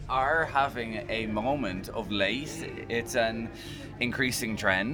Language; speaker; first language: English; native; English